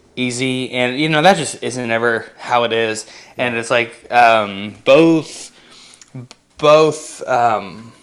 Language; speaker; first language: English; native; English